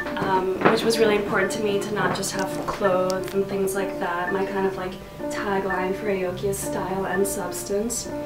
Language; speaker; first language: English; native; English